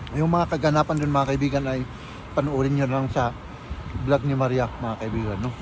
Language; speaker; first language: Filipino; native; Filipino